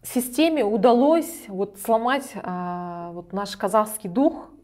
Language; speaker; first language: Russian; non-native, local second language; Kazakh